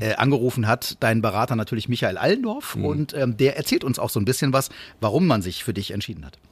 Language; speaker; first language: German; native; German